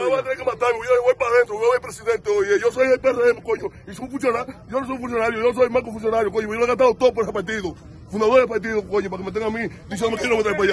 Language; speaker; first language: Spanish; native; Spanish